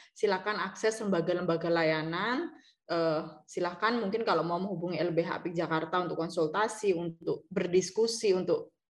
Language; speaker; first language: Indonesian; native; Indonesian